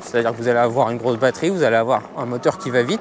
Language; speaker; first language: French; native; French